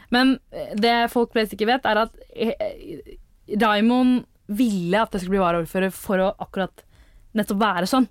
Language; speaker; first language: Norwegian; early bilingual, other home language; Tamil